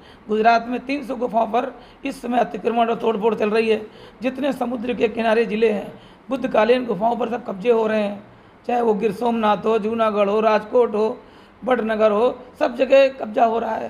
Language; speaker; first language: Hindi; native; Hindi